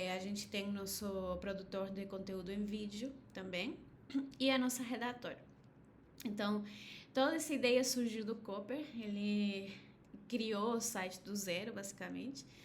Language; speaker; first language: Portuguese; non-native, fluent; Spanish